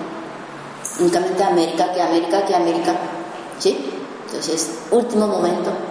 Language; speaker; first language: Spanish; non-native, learner; Japanese